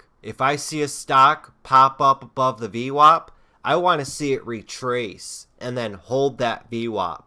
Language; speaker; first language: English; native; English